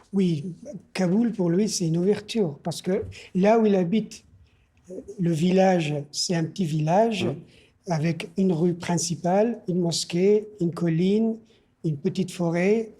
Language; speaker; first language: French; non-native, fluent; Persian